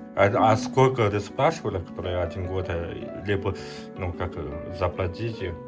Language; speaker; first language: Russian; non-native, learner; Chinese